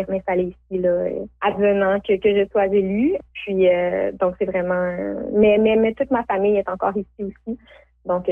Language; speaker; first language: French; native; French